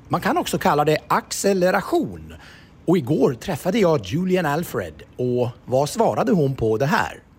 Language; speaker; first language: Swedish; native; Swedish